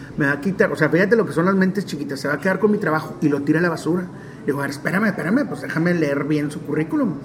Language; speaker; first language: Spanish; non-native, local second language; English